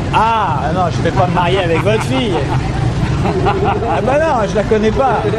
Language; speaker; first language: French; native; French